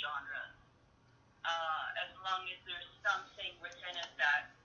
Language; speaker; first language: English; native; English